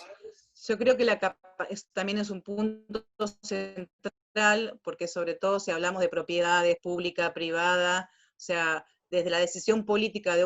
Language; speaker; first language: Spanish; native; Spanish